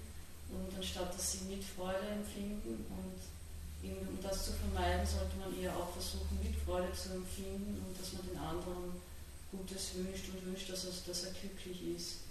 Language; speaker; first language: German; native; German